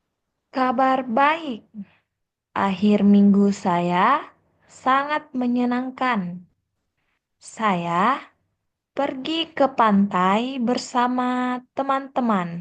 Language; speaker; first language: Indonesian; non-native, learner; Korean